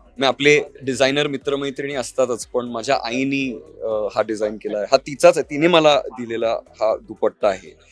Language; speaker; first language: Marathi; non-native, local second language; Malayalam